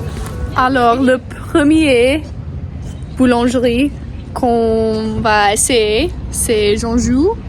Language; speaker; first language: French; non-native, learner; English